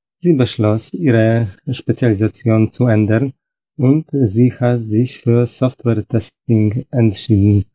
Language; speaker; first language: German; non-native, fluent; Polish